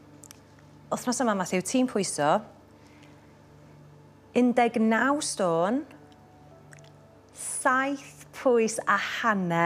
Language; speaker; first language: Welsh; native; Welsh